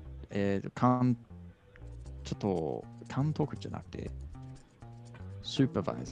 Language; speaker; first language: Japanese; non-native, fluent; English